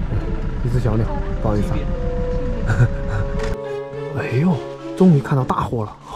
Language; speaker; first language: Chinese; native; Chinese